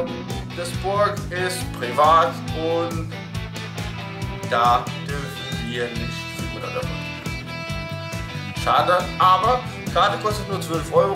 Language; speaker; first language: German; non-native, learner; Russian